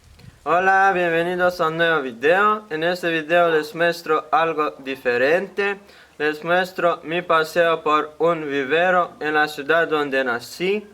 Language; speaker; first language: Spanish; non-native, fluent; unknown